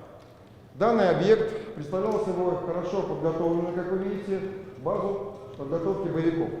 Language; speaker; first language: Russian; native; Russian